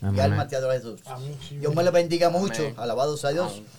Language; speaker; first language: Spanish; native; Spanish